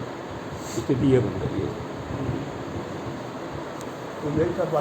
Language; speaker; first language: Hindi; native; Hindi